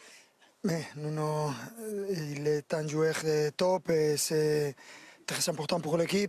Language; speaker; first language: French; non-native, fluent; Spanish